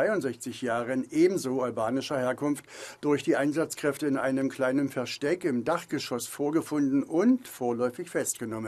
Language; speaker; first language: German; native; German